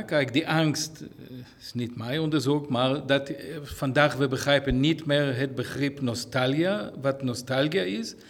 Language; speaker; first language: Dutch; non-native, fluent; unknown